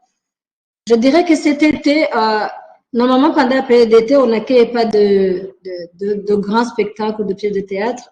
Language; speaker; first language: French; non-native, local second language; Rundi